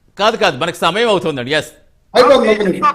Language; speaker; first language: Telugu; native; Telugu